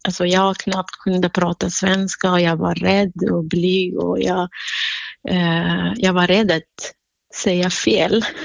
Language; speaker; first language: Swedish; non-native, fluent; Central Kurdish